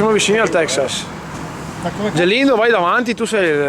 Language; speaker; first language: Italian; native; Italian